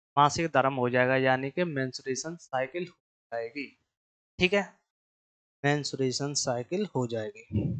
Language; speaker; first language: Hindi; native; Hindi